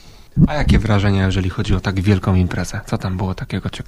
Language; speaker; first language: Polish; native; Polish